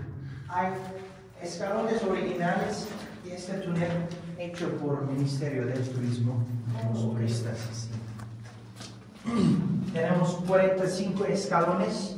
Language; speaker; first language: Spanish; non-native, fluent; Turkish